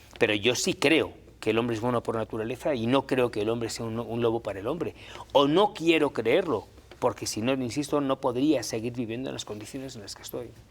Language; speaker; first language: Spanish; native; Spanish